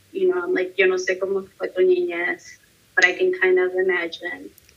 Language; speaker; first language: Spanish; early bilingual, heritage; Spanish